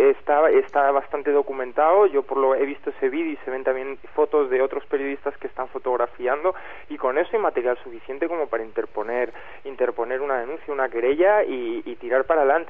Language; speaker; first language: Spanish; native; Spanish